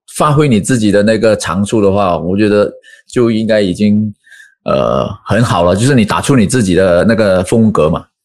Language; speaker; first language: Chinese; native; Chinese